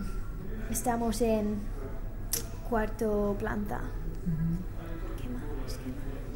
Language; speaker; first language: Spanish; non-native, learner; English